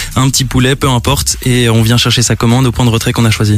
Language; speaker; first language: French; native; French